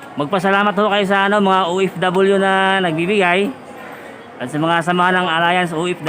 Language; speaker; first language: Filipino; native; Filipino